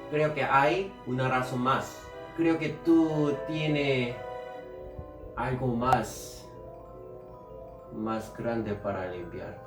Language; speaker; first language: Spanish; non-native, learner; Korean